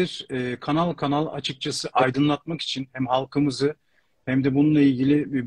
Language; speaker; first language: Turkish; native; Turkish